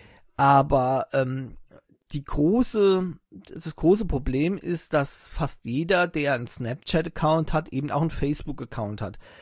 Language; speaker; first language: German; native; German